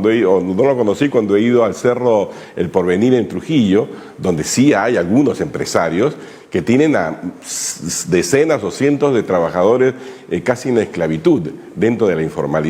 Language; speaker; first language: Spanish; native; Spanish